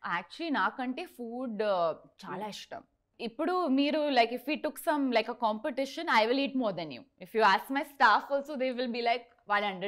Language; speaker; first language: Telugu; non-native, learner; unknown